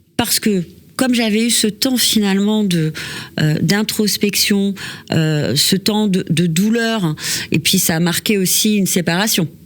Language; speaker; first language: French; native; French